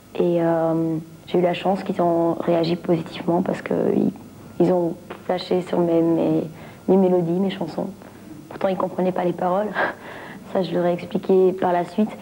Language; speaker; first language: French; non-native, local second language; Dutch